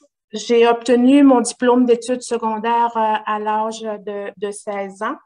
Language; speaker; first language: French; non-native, local second language; Innu-aimun